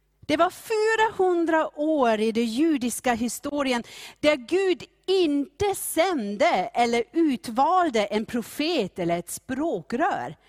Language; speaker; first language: Swedish; non-native, fluent; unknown